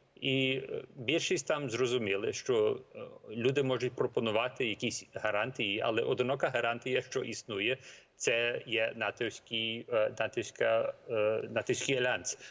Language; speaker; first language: Ukrainian; early bilingual, heritage; Ukrainian